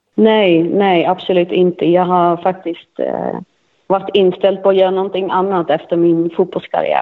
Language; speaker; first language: Swedish; non-native, fluent; Dutch